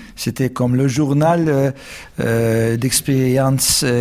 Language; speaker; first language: French; non-native, fluent; Russian